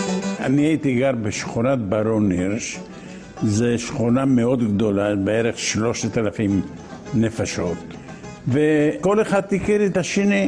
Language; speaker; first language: Hebrew; non-native, fluent; Ladino